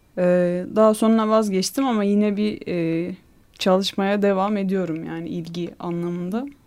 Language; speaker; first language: Turkish; non-native, local second language; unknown